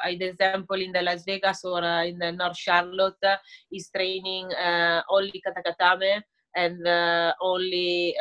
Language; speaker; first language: English; non-native, learner; Italian